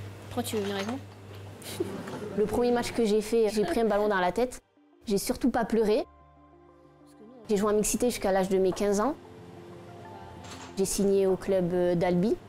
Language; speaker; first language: French; native; French